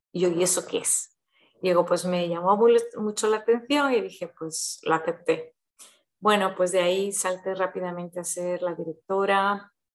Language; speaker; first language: Spanish; early bilingual, heritage; Spanish